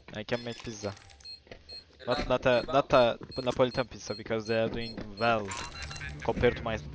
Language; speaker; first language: English; non-native, learner; Turkish